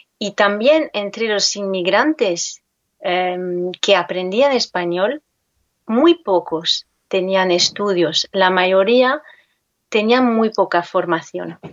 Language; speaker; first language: Spanish; non-native, fluent; French